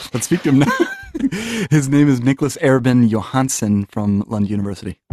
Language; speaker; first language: English; native; English